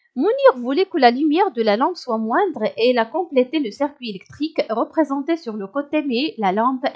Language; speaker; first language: French; non-native, local second language; Arabic